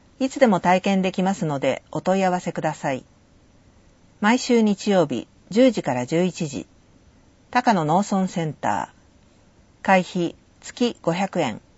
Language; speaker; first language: Japanese; native; Japanese